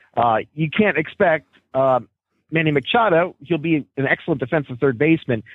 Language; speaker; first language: English; native; English